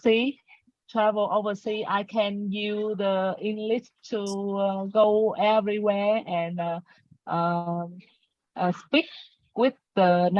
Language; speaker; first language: English; non-native, learner; Vietnamese